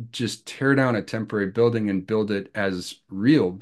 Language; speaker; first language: English; native; English